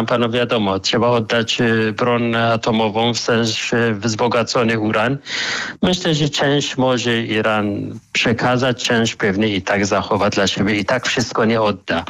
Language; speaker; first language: Polish; non-native, fluent; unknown